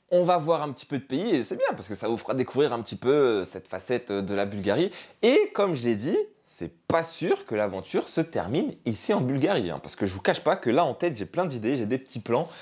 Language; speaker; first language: French; native; French